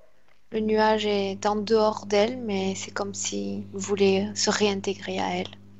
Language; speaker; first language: French; native; French